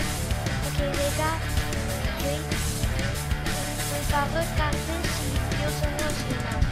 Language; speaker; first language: French; non-native, learner; English